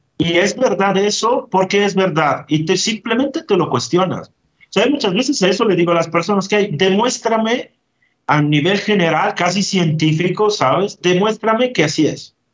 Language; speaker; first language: Spanish; non-native, fluent; Italian